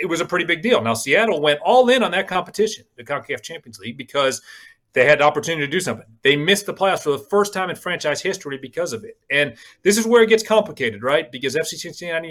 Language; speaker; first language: English; native; English